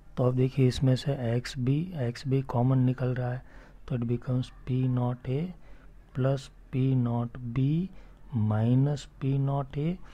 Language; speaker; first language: Hindi; non-native, local second language; Gujarati